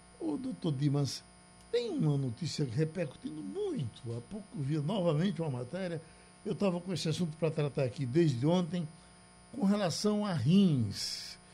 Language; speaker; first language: Portuguese; native; Portuguese